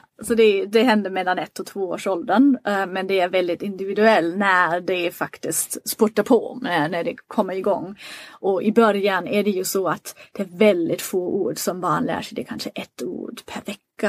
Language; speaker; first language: Swedish; non-native, fluent; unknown